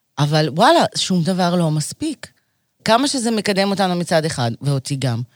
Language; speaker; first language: Hebrew; early bilingual, other home language; Russian